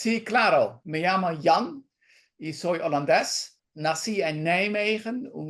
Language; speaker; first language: Spanish; non-native, learner; Dutch